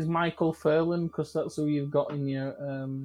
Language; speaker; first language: English; native; English